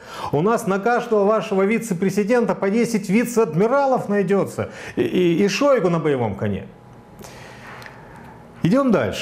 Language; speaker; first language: Russian; native; Russian